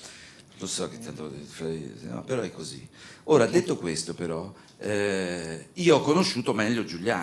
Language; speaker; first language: Italian; native; Italian